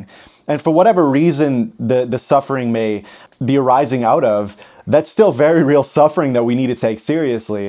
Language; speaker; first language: English; native; English